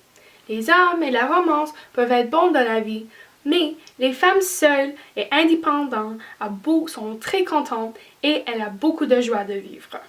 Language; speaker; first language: French; non-native, learner; English